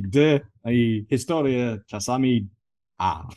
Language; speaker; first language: Polish; non-native, learner; English